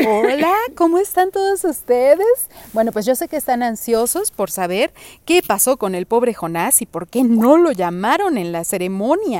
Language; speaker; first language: Spanish; native; Spanish